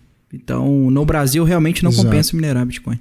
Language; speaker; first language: Portuguese; native; Portuguese